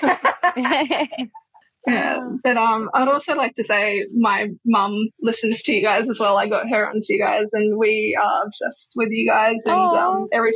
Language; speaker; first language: English; native; English